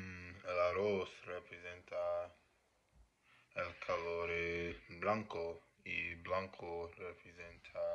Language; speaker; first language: Spanish; non-native, learner; English